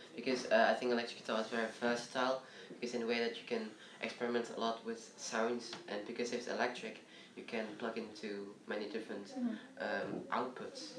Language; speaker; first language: English; early bilingual, other home language; Indonesian